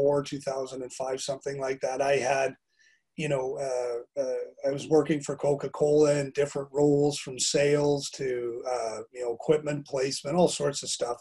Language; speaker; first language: English; native; English